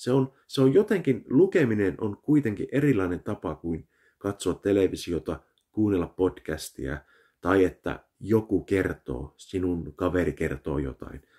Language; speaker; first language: Finnish; early bilingual, heritage; Finnish